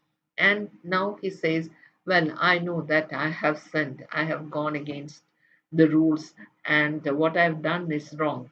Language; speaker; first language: English; non-native, local second language; Malayalam